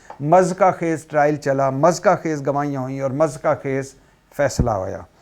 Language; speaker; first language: Urdu; native; Urdu